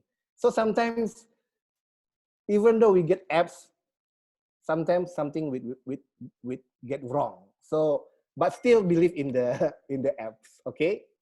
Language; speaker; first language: English; non-native, learner; Indonesian